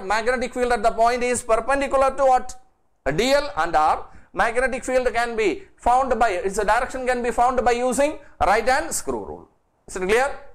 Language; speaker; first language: English; non-native, local second language; Malayalam